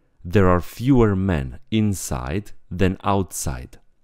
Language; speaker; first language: English; non-native, fluent; Romanian